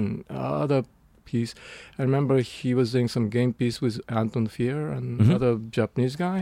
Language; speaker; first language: English; non-native, fluent; Japanese